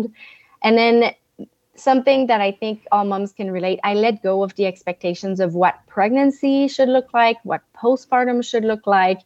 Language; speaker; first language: English; non-native, fluent; French